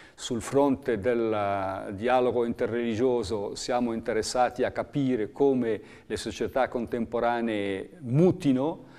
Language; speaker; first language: Italian; native; Italian